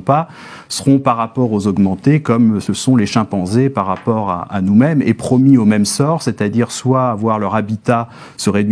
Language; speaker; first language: French; native; French